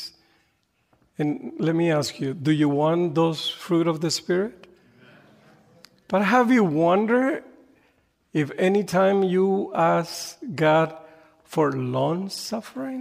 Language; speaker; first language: English; non-native, fluent; Spanish